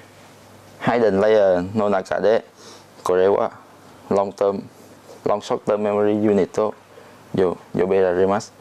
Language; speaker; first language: Japanese; non-native, learner; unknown